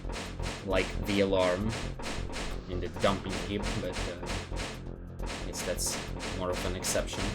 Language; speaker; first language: English; non-native, fluent; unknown